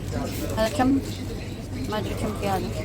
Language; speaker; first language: Arabic; non-native, learner; Filipino